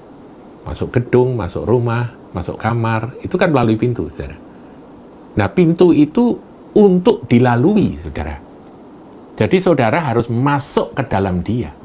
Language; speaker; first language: Indonesian; native; Indonesian